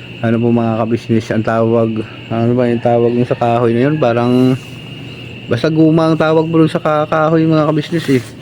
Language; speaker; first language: Filipino; non-native, local second language; Cebuano